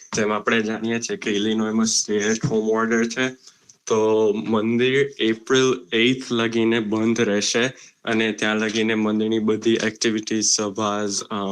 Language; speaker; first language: Gujarati; early bilingual, heritage; Gujarati